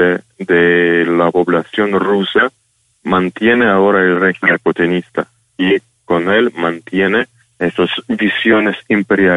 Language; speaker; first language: Spanish; non-native, fluent; Ukrainian